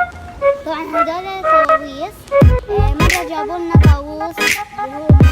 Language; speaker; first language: Arabic; native; Arabic